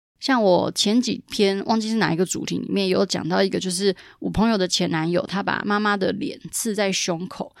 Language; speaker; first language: Chinese; native; Chinese